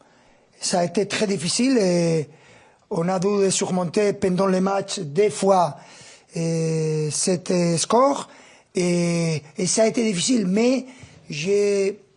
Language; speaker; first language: French; non-native, fluent; Spanish